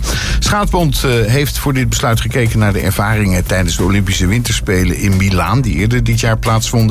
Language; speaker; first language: Dutch; native; Dutch